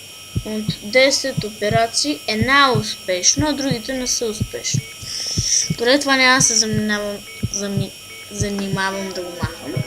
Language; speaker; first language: Bulgarian; native; Bulgarian